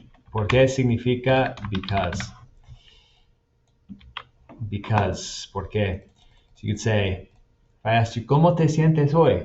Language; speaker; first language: Spanish; non-native, fluent; English